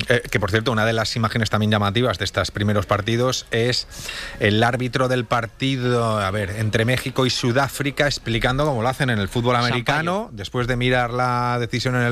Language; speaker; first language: Spanish; native; Spanish